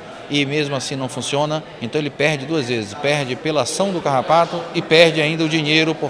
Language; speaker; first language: Portuguese; native; Portuguese